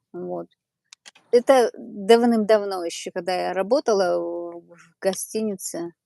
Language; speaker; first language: Russian; non-native, local second language; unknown